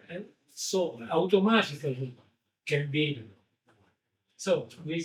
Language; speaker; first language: English; non-native, learner; Italian